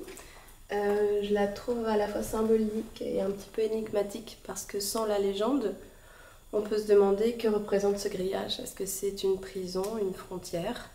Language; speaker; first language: French; native; French